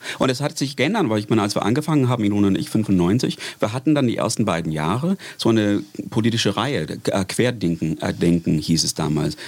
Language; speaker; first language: German; non-native, fluent; English